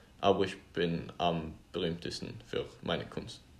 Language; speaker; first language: German; non-native, learner; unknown